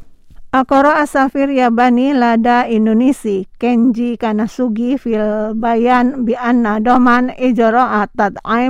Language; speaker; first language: Arabic; non-native, learner; Indonesian